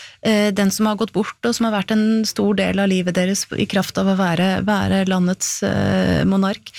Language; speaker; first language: Norwegian; native; Norwegian